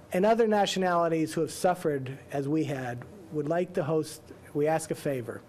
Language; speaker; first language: English; native; English